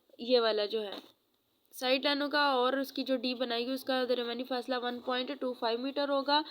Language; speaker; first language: Urdu; non-native, local second language; Punjabi